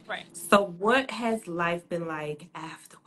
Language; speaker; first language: English; native; English